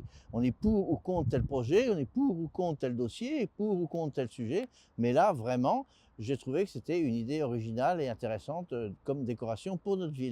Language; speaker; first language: French; native; French